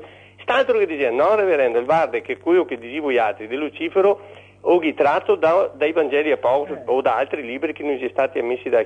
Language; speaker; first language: Italian; native; Italian